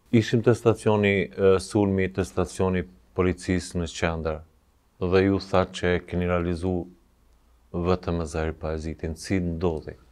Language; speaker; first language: Albanian; native; Albanian